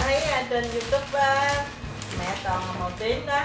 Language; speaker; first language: Vietnamese; native; Vietnamese